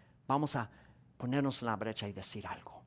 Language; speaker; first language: Spanish; non-native, fluent; English